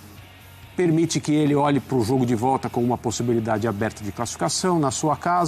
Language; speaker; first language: Portuguese; native; Portuguese